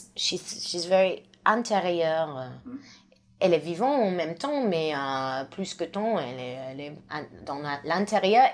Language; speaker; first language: French; non-native, learner; English